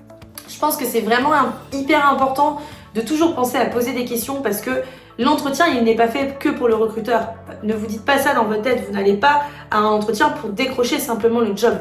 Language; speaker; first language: French; native; French